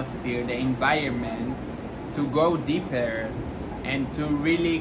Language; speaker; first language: English; non-native, fluent; Hebrew